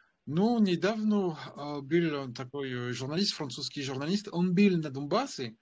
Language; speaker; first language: Russian; non-native, fluent; French